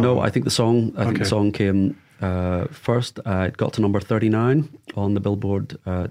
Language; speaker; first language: English; native; English